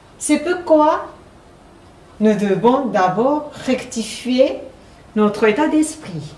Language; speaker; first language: French; non-native, fluent; Japanese